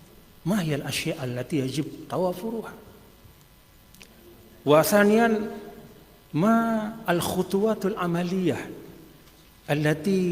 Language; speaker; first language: Arabic; non-native, fluent; Indonesian